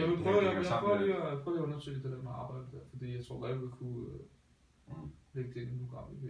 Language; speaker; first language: Danish; native; Danish